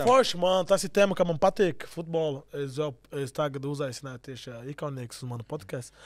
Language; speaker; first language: Latvian; non-native, learner; Portuguese